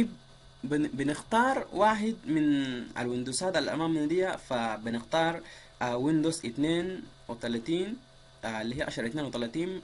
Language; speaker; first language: Arabic; native; Arabic